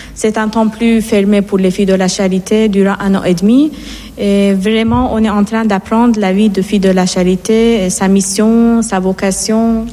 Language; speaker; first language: French; non-native, fluent; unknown